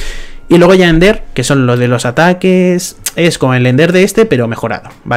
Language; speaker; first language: Spanish; native; Spanish